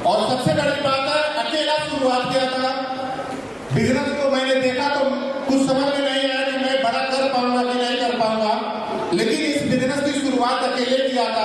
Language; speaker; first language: Hindi; native; Hindi